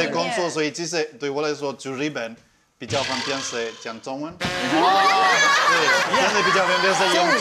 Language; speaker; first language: Chinese; non-native, fluent; Spanish